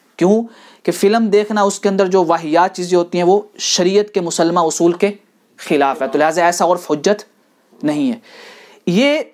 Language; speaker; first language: Urdu; non-native, local second language; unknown